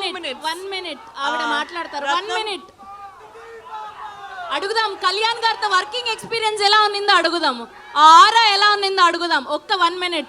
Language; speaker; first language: Telugu; native; Telugu